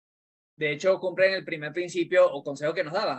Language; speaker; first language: Spanish; native; Spanish